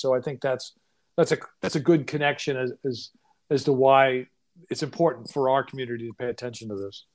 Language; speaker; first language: English; native; English